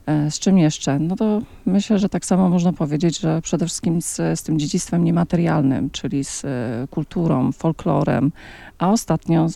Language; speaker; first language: Polish; native; Polish